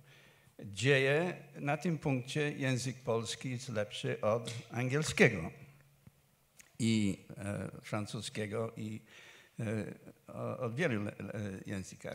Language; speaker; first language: Polish; non-native, fluent; English